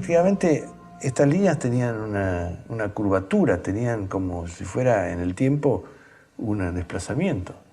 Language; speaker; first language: Spanish; native; Spanish